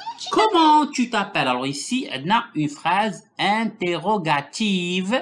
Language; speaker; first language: French; non-native, local second language; Arabic